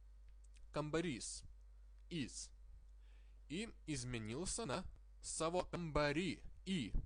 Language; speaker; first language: Russian; non-native, fluent; Lithuanian